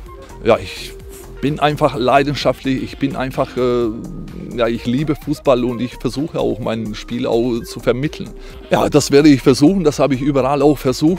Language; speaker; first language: German; non-native, fluent; Croatian